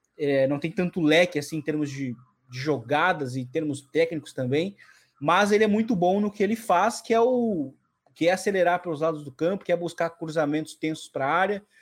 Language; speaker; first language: Portuguese; native; Portuguese